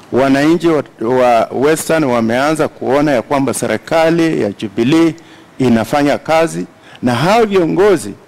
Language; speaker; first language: Swahili; non-native, local second language; Luyia